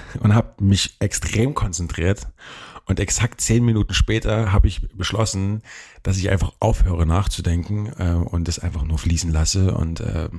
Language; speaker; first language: German; native; German